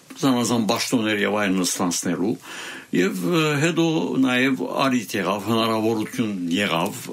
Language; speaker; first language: Armenian; native; Armenian